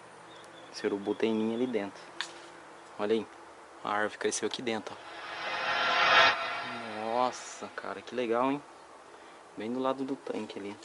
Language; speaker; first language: Portuguese; native; Portuguese